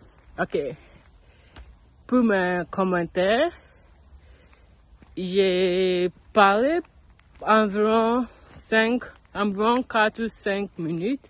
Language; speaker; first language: French; non-native, learner; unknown